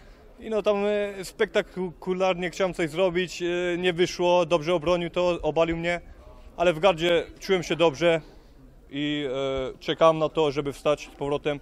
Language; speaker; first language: Polish; early bilingual, heritage; Polish